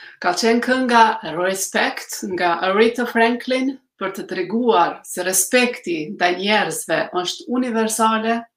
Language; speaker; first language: Albanian; early bilingual, heritage; Albanian